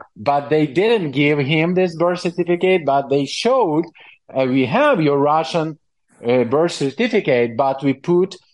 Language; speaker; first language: English; non-native, fluent; Ukrainian